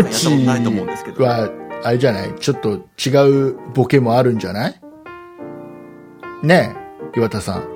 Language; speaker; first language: Japanese; native; Japanese